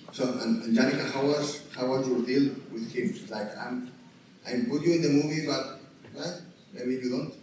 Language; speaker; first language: English; non-native, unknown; Catalan